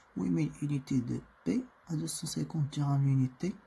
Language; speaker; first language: French; non-native, local second language; Arabic